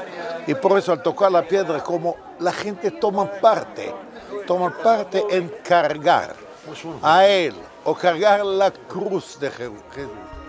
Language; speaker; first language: Spanish; non-native, fluent; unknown